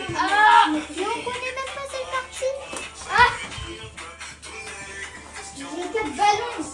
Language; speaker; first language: French; early bilingual, other home language; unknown